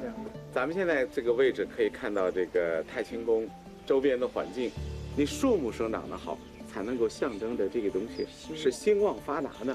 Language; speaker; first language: Chinese; native; Chinese